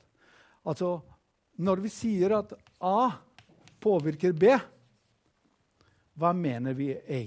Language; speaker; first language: Norwegian; non-native, fluent; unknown